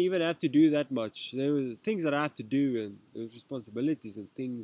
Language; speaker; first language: English; non-native, local second language; Afrikaans